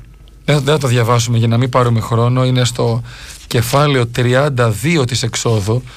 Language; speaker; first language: Greek; native; Greek